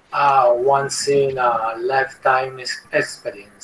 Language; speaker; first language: English; non-native, learner; Spanish